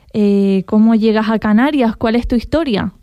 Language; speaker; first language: Spanish; native; Spanish